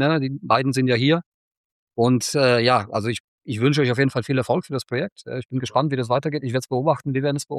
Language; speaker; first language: German; native; German